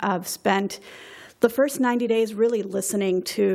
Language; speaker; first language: English; native; English